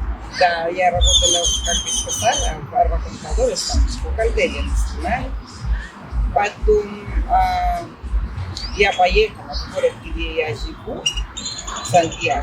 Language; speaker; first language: Russian; non-native, fluent; Spanish